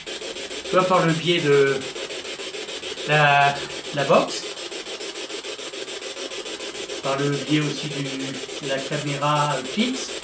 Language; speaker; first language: French; native; French